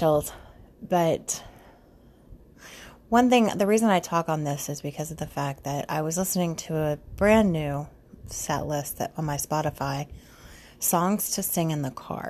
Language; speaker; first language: English; native; English